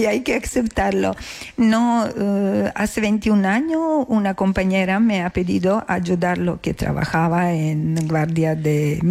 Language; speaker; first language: Spanish; non-native, learner; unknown